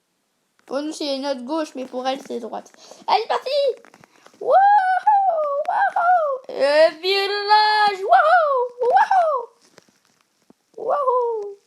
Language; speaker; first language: French; native; French